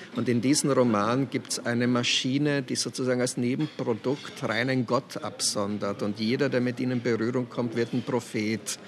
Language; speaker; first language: German; early bilingual, other home language; Czech